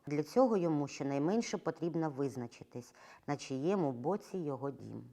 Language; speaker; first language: Ukrainian; non-native, local second language; Russian